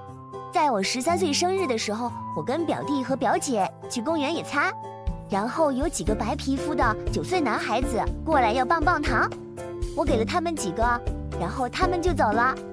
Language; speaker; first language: Chinese; early bilingual, heritage; Chinese